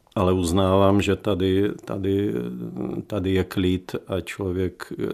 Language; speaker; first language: Czech; non-native, fluent; Ukrainian